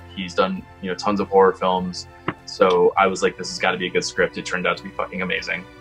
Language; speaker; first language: English; native; English